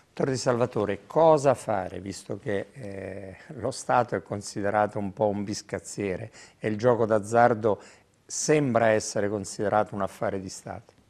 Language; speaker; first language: Italian; native; Italian